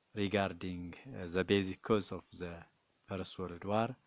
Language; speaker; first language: English; non-native, local second language; Amharic